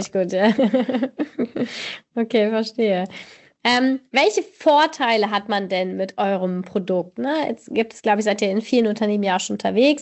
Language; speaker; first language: German; native; German